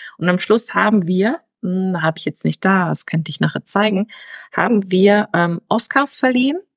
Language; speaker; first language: German; early bilingual, other home language; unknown